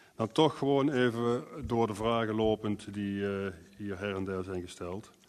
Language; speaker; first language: Dutch; native; Dutch